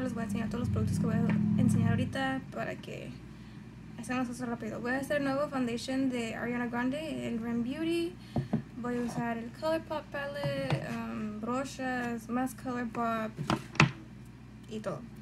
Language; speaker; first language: Spanish; early bilingual, heritage; Spanish